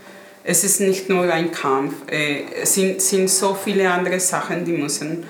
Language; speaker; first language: German; non-native, learner; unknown